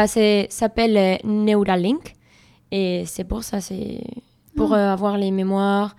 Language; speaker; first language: French; non-native, learner; Spanish